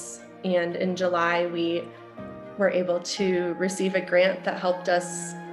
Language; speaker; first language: English; native; English